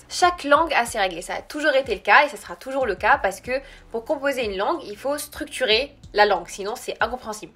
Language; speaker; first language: French; early bilingual, other home language; Arabic